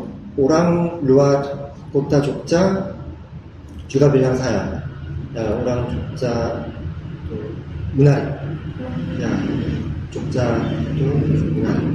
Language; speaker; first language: Indonesian; non-native, learner; Korean